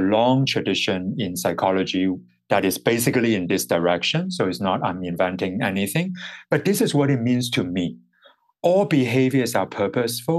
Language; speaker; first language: English; non-native, local second language; Cantonese